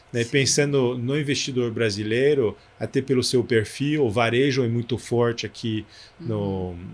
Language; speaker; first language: Portuguese; non-native, fluent; French